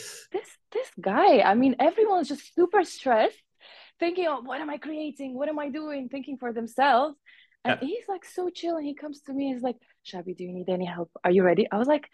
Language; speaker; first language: English; non-native, fluent; Uzbek